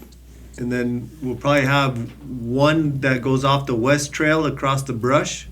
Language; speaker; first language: English; native; English